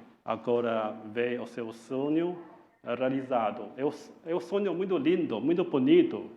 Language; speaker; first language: Portuguese; non-native, fluent; Chinese